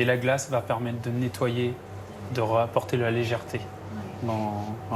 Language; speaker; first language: French; native; French